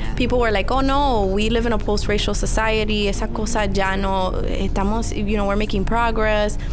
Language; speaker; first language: Spanish; early bilingual, heritage; Spanish